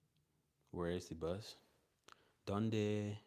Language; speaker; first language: Spanish; non-native, learner; English